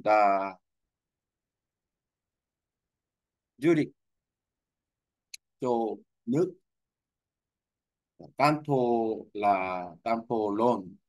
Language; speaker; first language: Vietnamese; non-native, learner; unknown